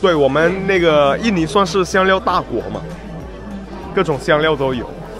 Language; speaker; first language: Chinese; non-native, fluent; Indonesian